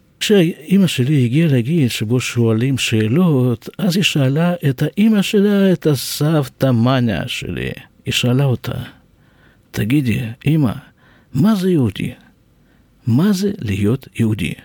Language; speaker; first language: Hebrew; non-native, fluent; Russian